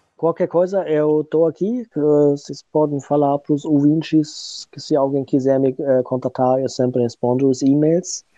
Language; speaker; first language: Portuguese; non-native, fluent; German